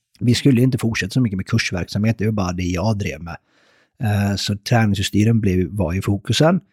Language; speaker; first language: Swedish; early bilingual, other home language; Persian